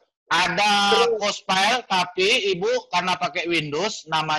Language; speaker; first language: Indonesian; native; Indonesian